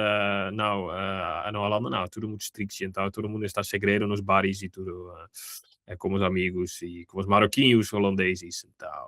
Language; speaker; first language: Portuguese; non-native, fluent; Dutch